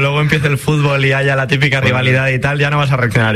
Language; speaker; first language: Spanish; native; Spanish